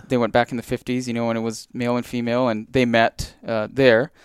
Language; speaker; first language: English; native; English